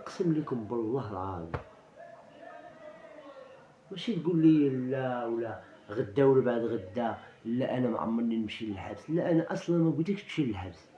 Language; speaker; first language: Arabic; native; Arabic